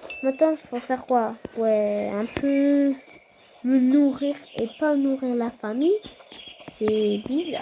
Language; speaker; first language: French; non-native, fluent; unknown